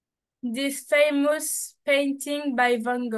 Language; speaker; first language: English; non-native, learner; French